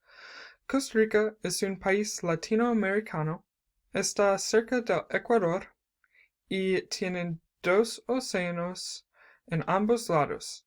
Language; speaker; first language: Spanish; non-native, learner; English